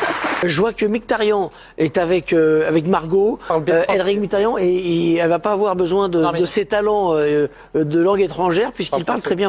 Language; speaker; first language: French; native; French